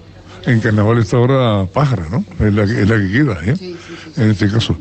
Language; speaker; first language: Spanish; native; Spanish